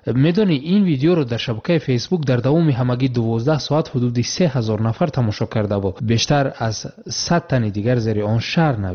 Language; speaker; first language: Tajik; native; Tajik